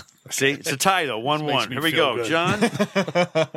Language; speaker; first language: English; native; English